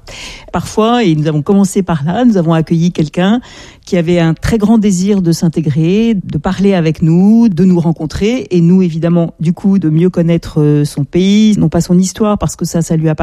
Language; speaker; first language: French; native; French